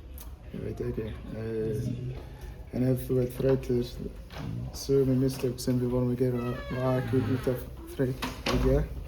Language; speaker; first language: Icelandic; non-native, learner; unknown